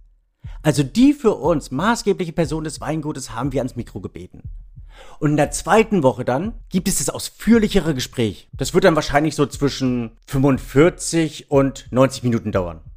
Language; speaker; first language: German; native; German